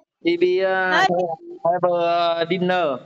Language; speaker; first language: English; non-native, learner; Vietnamese